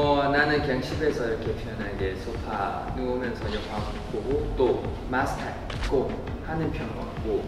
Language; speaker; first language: Korean; non-native, fluent; Thai